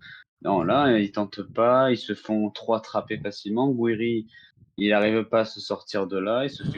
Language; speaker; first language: French; native; French